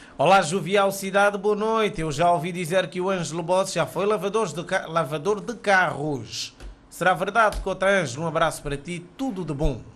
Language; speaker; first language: Portuguese; native; Portuguese